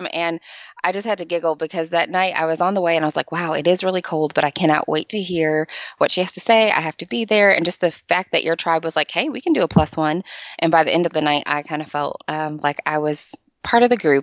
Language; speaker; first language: English; native; English